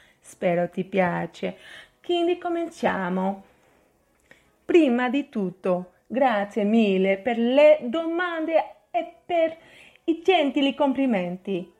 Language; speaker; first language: Italian; non-native, fluent; Portuguese